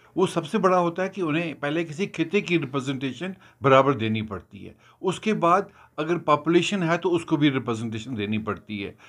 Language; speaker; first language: Hindi; non-native, local second language; Kashmiri